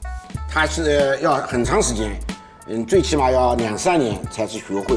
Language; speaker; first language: Chinese; native; Chinese